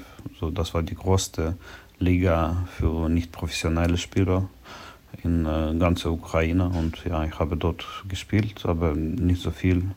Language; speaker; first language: German; non-native, learner; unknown